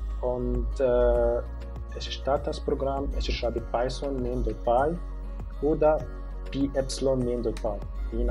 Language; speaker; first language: German; non-native, fluent; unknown